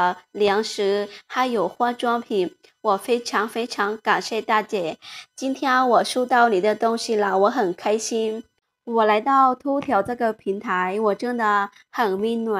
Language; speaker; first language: Chinese; non-native, fluent; Lao